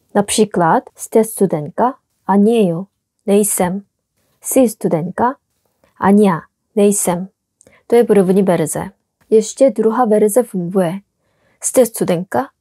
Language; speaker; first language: Czech; non-native, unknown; Korean